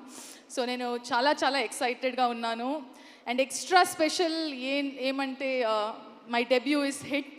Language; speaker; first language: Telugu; non-native, learner; Kannada